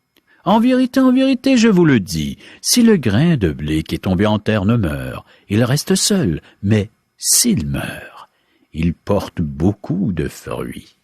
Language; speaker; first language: French; native; French